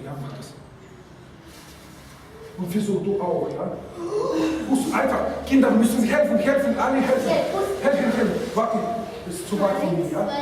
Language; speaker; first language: German; non-native, fluent; Russian